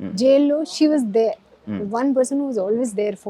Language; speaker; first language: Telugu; non-native, learner; Hindi